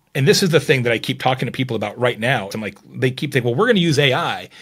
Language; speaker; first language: English; native; English